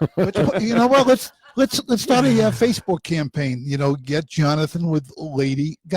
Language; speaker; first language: English; native; English